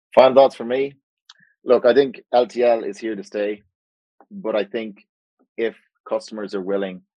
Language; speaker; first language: English; native; English